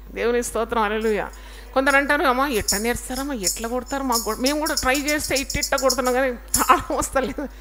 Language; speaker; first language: Telugu; native; Telugu